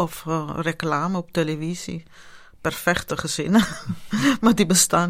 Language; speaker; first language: Dutch; non-native, fluent; Italian